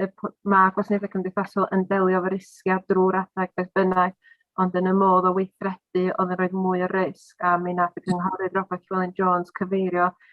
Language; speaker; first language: Welsh; native; Welsh